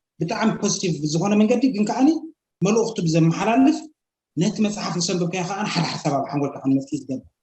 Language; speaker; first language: Tigrinya; native; Tigrinya